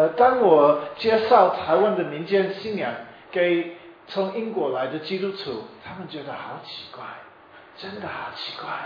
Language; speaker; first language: Chinese; non-native, fluent; English